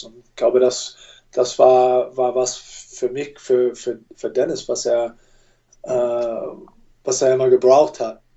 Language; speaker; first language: German; non-native, fluent; English